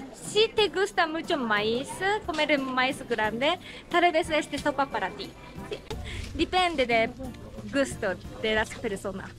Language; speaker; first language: Spanish; non-native, learner; Japanese